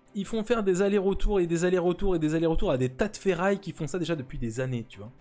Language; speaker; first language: French; native; French